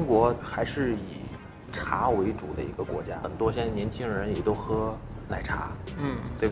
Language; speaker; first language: Chinese; native; Chinese